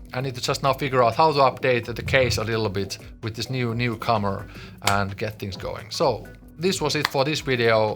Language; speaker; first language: English; non-native, fluent; Finnish